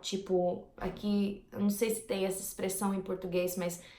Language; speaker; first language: Portuguese; non-native, fluent; English